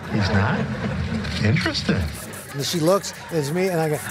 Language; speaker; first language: English; native; English